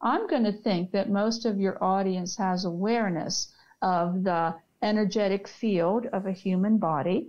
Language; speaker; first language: English; native; English